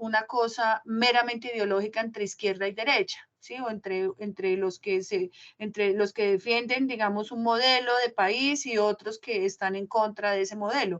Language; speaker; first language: Spanish; native; Spanish